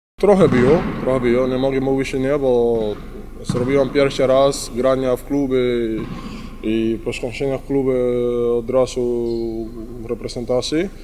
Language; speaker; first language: Polish; non-native, learner; Spanish